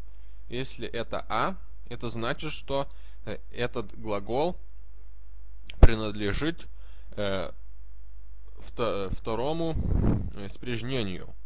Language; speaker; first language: Russian; non-native, fluent; Lithuanian